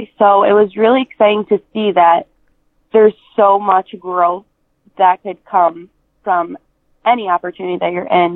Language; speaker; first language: English; native; English